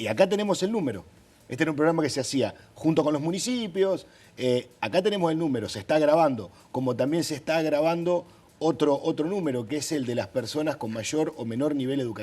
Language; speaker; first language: Spanish; native; Spanish